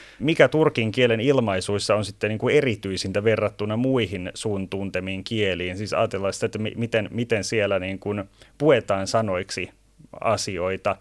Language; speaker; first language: Finnish; native; Finnish